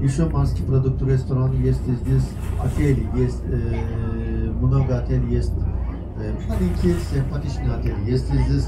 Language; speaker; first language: Russian; non-native, learner; Turkish